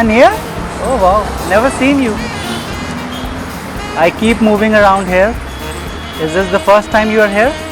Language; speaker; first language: English; non-native, local second language; Hindi